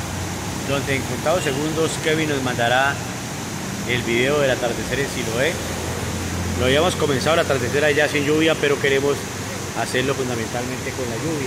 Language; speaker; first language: Spanish; native; Spanish